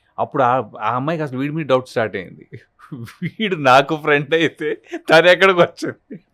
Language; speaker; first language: Telugu; native; Telugu